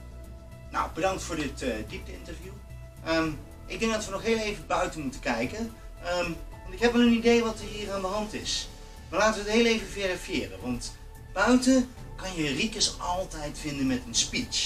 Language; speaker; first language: Dutch; native; Dutch